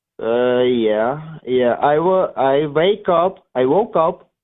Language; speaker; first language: English; non-native, learner; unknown